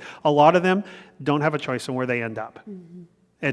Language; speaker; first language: English; native; English